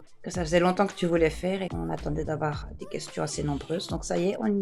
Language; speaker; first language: French; native; French